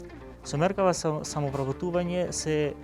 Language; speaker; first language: Macedonian; native; Macedonian